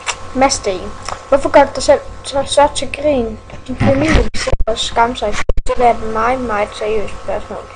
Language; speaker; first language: Danish; early bilingual, other home language; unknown